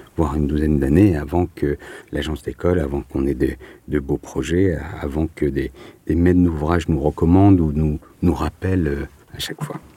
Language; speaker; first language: French; native; French